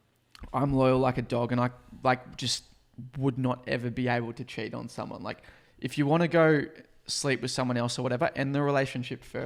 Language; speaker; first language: English; native; English